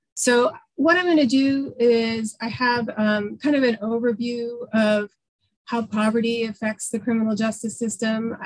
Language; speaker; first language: English; native; English